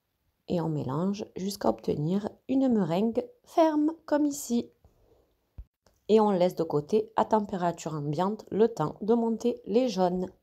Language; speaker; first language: French; native; French